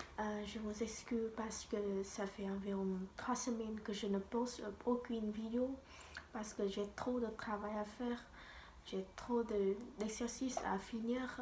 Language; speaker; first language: French; non-native, learner; Vietnamese